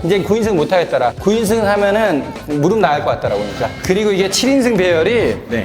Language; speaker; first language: Korean; native; Korean